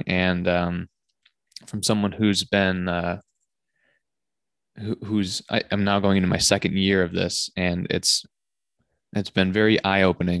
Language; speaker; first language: English; native; English